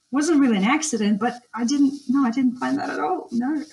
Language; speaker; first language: English; non-native, fluent; Russian